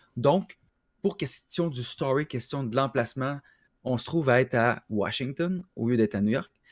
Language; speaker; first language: French; native; French